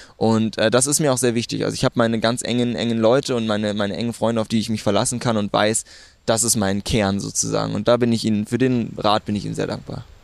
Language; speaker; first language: German; native; German